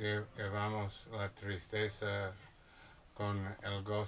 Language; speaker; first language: Spanish; non-native, learner; English